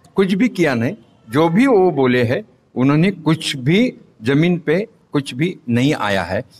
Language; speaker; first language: Hindi; non-native, local second language; Marathi